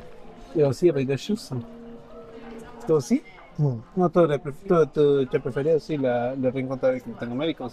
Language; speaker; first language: French; non-native, fluent; Spanish